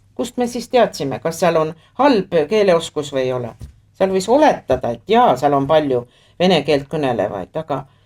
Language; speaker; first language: Estonian; native; Estonian